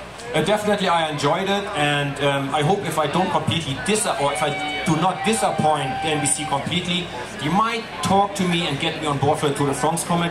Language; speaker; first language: English; non-native, fluent; German